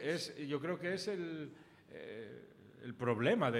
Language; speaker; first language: Spanish; native; Spanish